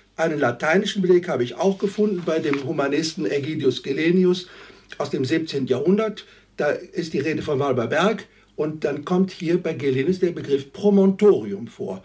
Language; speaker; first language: German; native; German